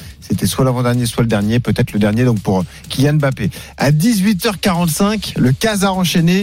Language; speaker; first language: French; native; French